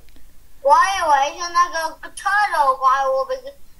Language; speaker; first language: Chinese; early bilingual, heritage; Chinese